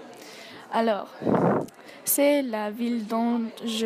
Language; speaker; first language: French; non-native, learner; English